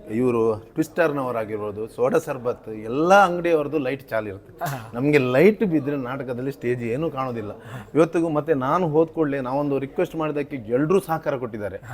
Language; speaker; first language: Kannada; native; Kannada